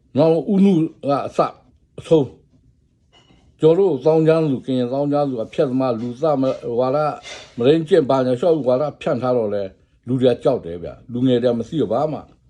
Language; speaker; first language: Burmese; non-native, local second language; Karen languages